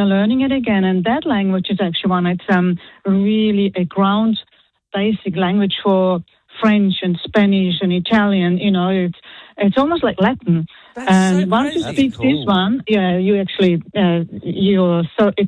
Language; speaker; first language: English; non-native, fluent; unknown